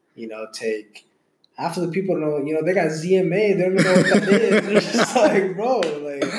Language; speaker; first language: English; early bilingual, other home language; Hindi